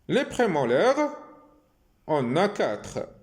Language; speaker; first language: French; non-native, local second language; Arabic